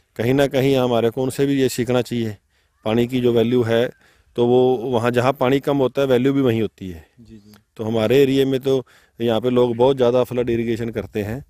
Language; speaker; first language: Hindi; non-native, local second language; Punjabi